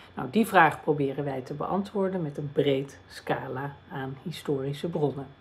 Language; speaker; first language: Dutch; native; Dutch